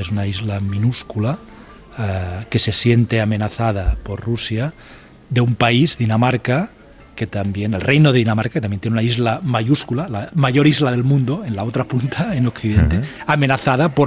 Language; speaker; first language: Spanish; native; Spanish